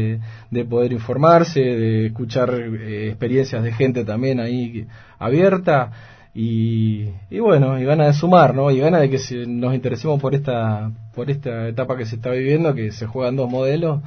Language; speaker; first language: Spanish; native; Spanish